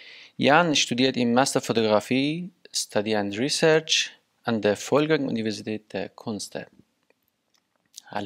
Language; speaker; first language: German; non-native, learner; Persian